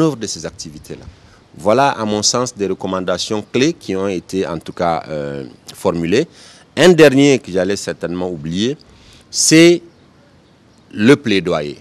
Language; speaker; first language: French; native; French